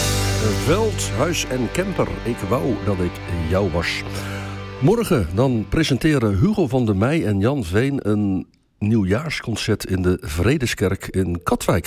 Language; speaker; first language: Dutch; native; Dutch